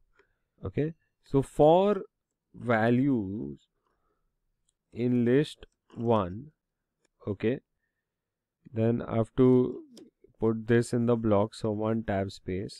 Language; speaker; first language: English; non-native, local second language; Hindi